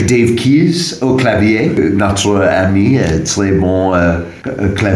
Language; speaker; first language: French; non-native, learner; English